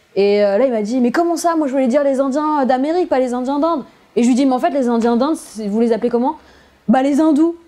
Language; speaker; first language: French; native; French